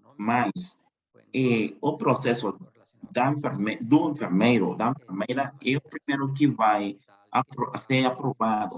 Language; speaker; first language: Portuguese; non-native, fluent; Spanish